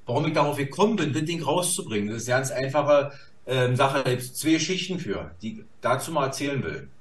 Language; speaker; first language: German; native; German